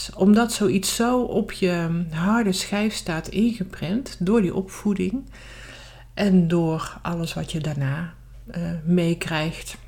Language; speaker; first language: Dutch; native; Dutch